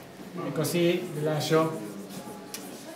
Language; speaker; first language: Italian; non-native, learner; Spanish